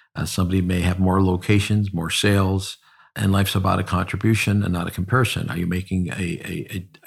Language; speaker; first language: English; native; English